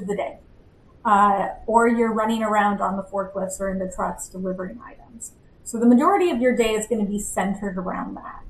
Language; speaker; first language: English; native; English